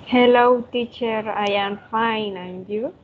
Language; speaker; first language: English; non-native, learner; Spanish